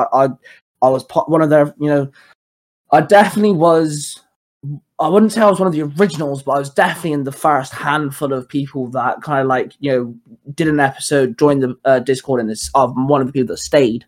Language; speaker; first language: English; native; English